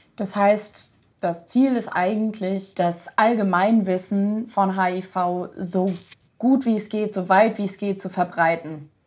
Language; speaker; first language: German; native; German